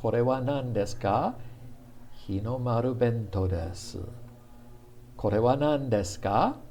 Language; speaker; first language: Japanese; non-native, fluent; English